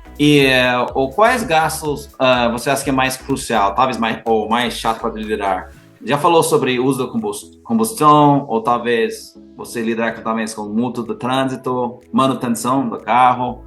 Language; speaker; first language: Portuguese; non-native, learner; English